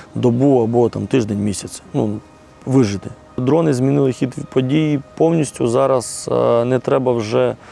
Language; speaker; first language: Ukrainian; native; Ukrainian